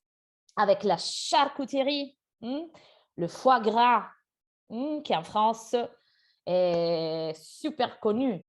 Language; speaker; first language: French; non-native, fluent; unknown